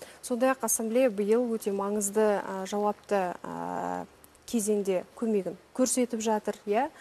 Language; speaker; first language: Kazakh; native; Kazakh